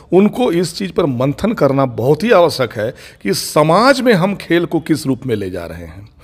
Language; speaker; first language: Hindi; non-native, local second language; Bangla